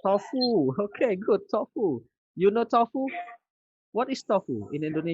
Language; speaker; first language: English; non-native, fluent; Indonesian